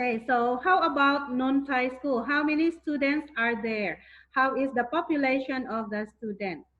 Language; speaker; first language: English; non-native, fluent; Thai